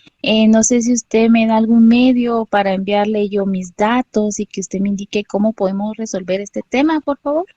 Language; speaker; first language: Spanish; native; Spanish